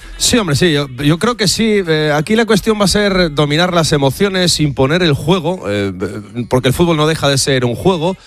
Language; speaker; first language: Spanish; native; Spanish